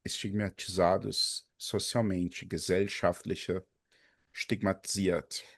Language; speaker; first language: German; non-native, fluent; Portuguese